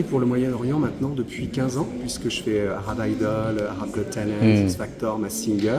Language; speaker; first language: French; native; French